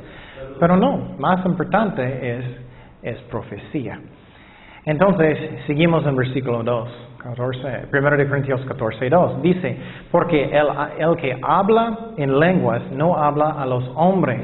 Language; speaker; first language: Spanish; non-native, fluent; English